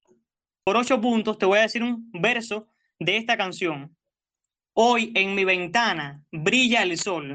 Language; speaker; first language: Spanish; native; Spanish